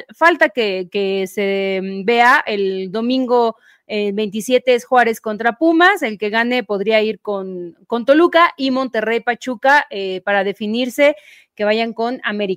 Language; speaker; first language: Spanish; native; Spanish